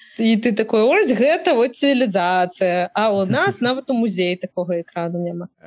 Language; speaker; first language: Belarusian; native; Belarusian